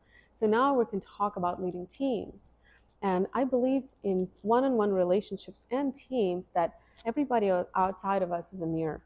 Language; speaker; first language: English; non-native, fluent; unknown